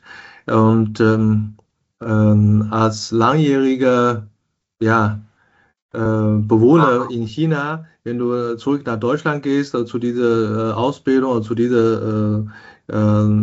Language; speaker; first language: German; non-native, fluent; Chinese